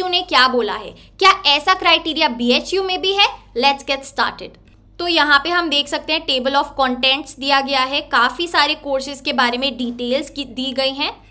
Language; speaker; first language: Hindi; native; Hindi